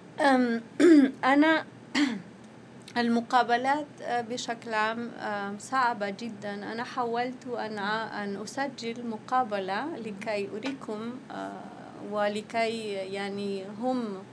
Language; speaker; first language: Arabic; non-native, fluent; Spanish